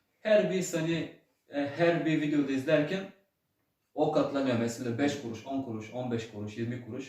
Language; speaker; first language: Turkish; early bilingual, heritage; Turkish